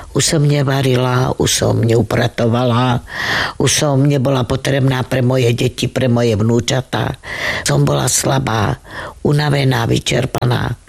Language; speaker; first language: Slovak; non-native, local second language; Romany